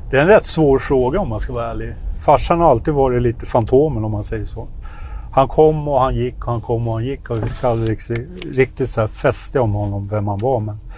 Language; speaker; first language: Swedish; early bilingual, other home language; Finnish